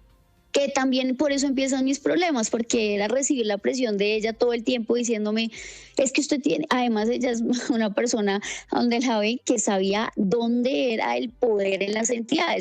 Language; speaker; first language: Spanish; native; Spanish